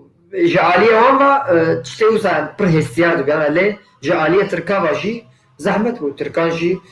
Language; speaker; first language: Kurdish; non-native, local second language; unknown